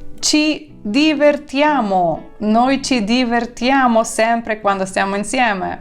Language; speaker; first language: Italian; non-native, fluent; Ukrainian